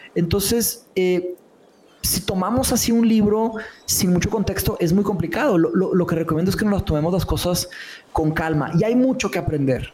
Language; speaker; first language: Spanish; early bilingual, other home language; Portuguese